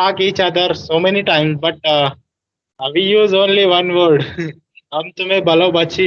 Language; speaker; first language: English; non-native, learner; Telugu